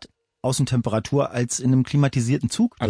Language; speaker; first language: German; native; German